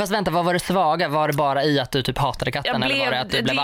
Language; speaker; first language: Swedish; native; Swedish